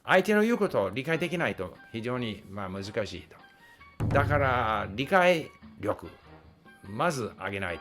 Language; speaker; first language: Japanese; non-native, fluent; English